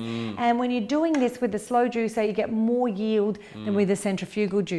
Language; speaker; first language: English; native; English